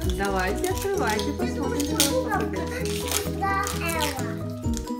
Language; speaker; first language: Russian; native; Russian